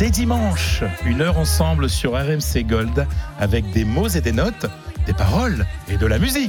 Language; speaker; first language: French; native; French